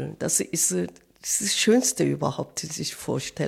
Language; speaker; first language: German; non-native, fluent; Korean